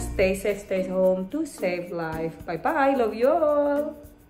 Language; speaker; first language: English; non-native, fluent; Indonesian